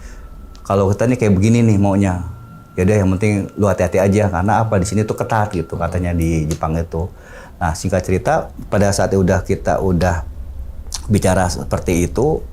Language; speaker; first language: Indonesian; native; Indonesian